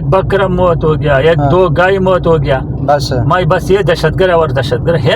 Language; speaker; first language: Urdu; non-native, local second language; Pashto